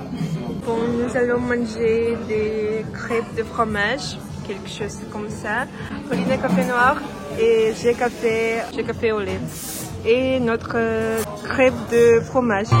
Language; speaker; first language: French; non-native, learner; Russian